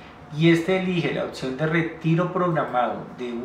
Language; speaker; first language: Spanish; native; Spanish